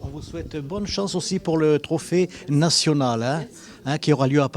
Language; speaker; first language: French; native; French